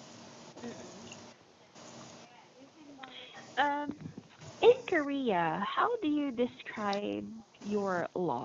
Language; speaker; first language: English; non-native, fluent; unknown